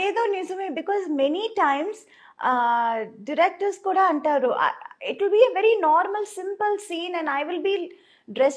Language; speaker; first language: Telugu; non-native, local second language; Tamil